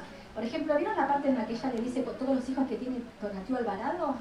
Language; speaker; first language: Spanish; native; Spanish